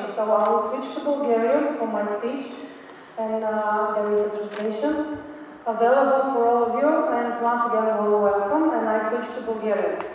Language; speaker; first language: English; non-native, fluent; Bulgarian